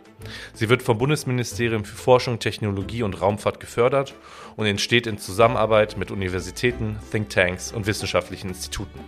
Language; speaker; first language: German; native; German